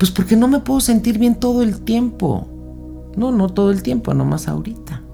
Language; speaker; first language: Spanish; native; Spanish